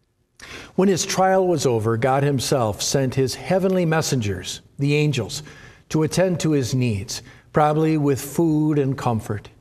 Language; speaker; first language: English; native; English